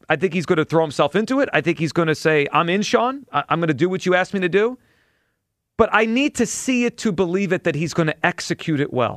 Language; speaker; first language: English; native; English